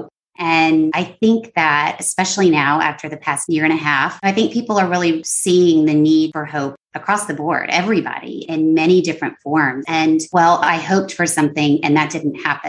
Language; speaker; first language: English; native; English